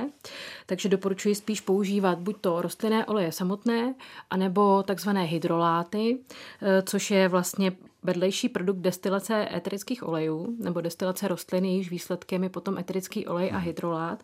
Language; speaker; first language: Czech; native; Czech